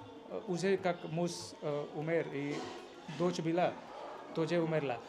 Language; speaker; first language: Russian; non-native, learner; Hindi